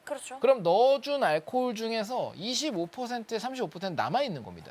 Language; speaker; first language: Korean; native; Korean